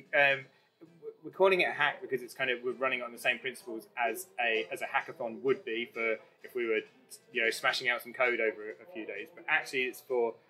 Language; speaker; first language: English; native; English